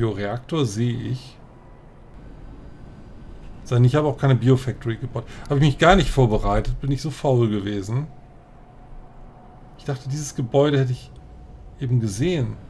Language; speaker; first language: German; native; German